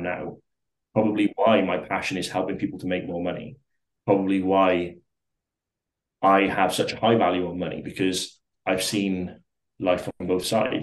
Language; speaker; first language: English; native; English